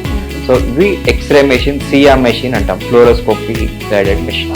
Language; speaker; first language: Telugu; native; Telugu